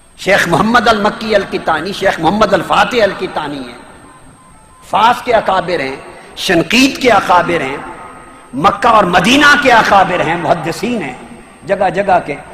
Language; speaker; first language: Urdu; native; Urdu